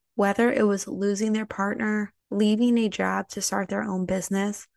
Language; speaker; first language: English; native; English